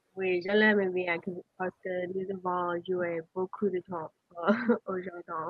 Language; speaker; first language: French; non-native, learner; English